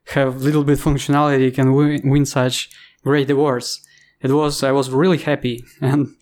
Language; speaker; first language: English; non-native, fluent; Ukrainian